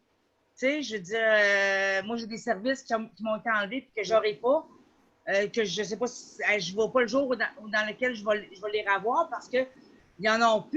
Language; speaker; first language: French; native; French